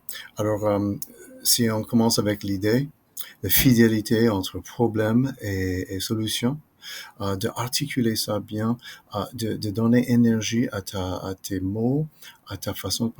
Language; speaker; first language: French; non-native, fluent; English